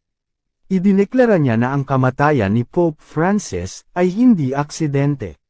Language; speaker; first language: Filipino; native; Filipino